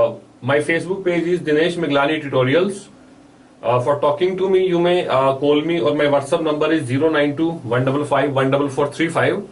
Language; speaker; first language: English; non-native, local second language; Hindi